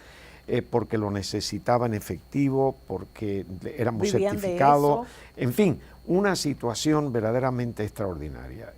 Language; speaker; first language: Spanish; native; Spanish